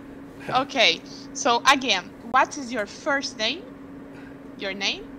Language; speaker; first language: English; non-native, fluent; Portuguese